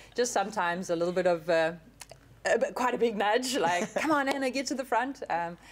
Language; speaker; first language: English; native; English